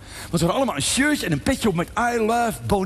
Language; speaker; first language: Dutch; native; Dutch